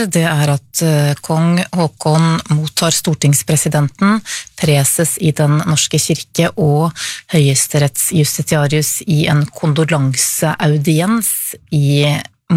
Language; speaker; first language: Norwegian; native; Norwegian